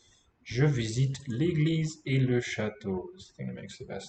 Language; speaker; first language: French; non-native, fluent; English